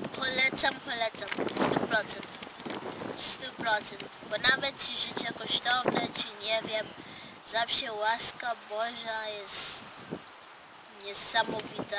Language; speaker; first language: Polish; non-native, fluent; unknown